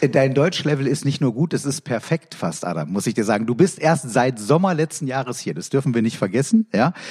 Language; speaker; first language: German; native; German